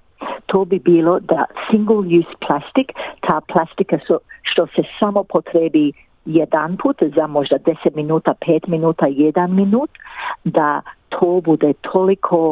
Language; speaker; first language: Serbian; early bilingual, heritage; English